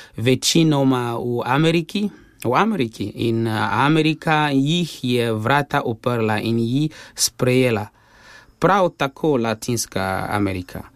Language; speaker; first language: Slovenian; non-native, fluent; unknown